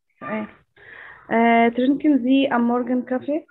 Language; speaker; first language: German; non-native, learner; Arabic